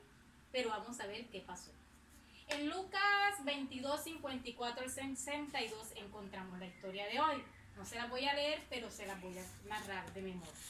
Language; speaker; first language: Spanish; native; Spanish